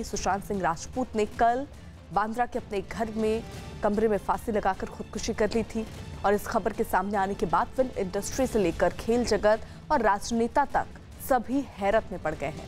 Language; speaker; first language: Hindi; native; Hindi